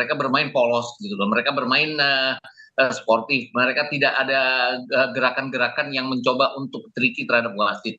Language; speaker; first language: Indonesian; native; Indonesian